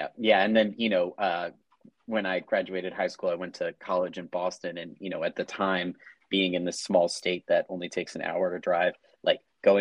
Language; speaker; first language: English; native; English